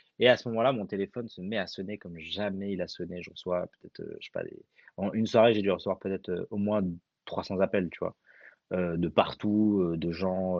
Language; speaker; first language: French; early bilingual, other home language; Arabic